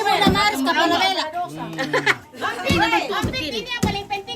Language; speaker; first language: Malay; non-native, local second language; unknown